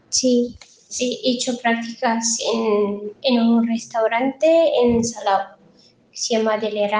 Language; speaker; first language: Spanish; non-native, fluent; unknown